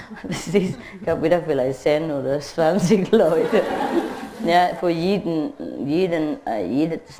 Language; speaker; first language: German; non-native, learner; Vietnamese